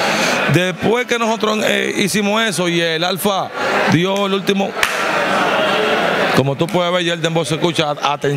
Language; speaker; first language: Spanish; native; Spanish